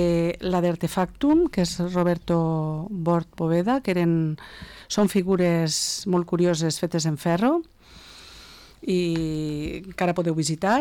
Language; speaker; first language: Catalan; native; Catalan